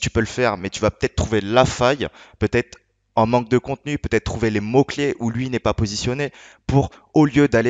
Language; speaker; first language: French; native; French